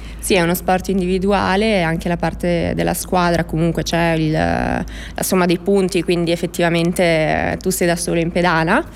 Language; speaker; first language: Italian; native; Italian